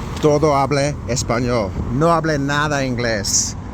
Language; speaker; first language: Spanish; non-native, learner; English